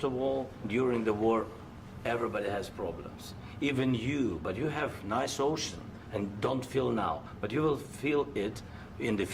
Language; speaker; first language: English; non-native, fluent; Russian